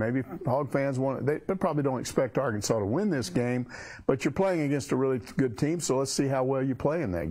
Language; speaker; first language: English; native; English